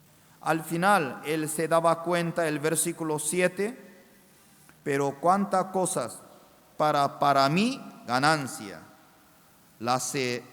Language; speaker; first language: Spanish; non-native, fluent; Korean